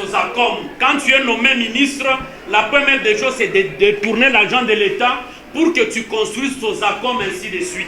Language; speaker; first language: French; non-native, local second language; Lingala